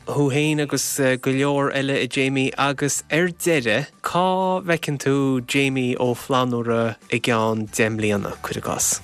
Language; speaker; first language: Irish; native; Irish